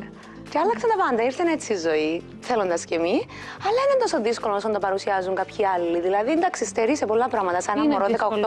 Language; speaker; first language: Greek; native; Greek